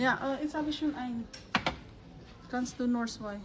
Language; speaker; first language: German; non-native, learner; Filipino